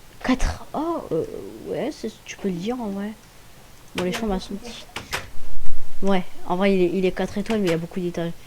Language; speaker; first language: French; native; French